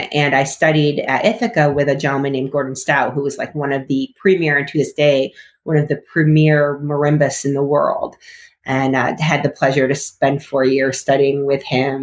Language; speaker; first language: English; native; English